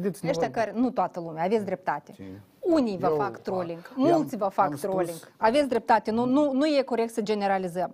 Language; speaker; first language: Romanian; native; Romanian